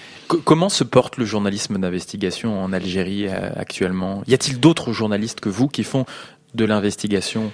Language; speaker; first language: French; native; French